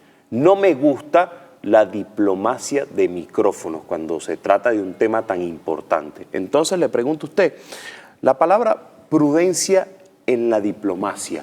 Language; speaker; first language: Spanish; native; Spanish